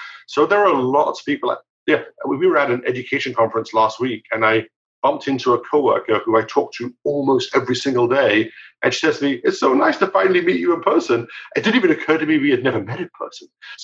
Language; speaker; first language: English; native; English